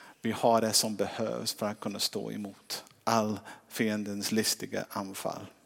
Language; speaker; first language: Swedish; non-native, fluent; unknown